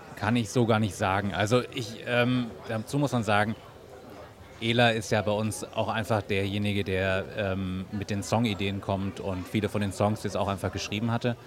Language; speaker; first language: German; native; German